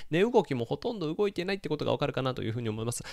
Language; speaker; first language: Japanese; native; Japanese